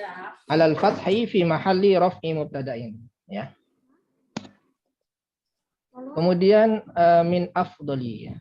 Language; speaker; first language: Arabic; non-native, fluent; Indonesian